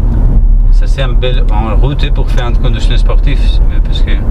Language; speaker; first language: French; non-native, learner; Spanish